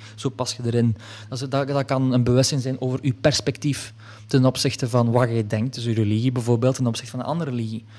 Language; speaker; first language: Dutch; early bilingual, other home language; Polish